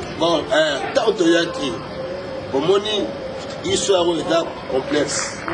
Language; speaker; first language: Lingala; non-native, fluent; Kongo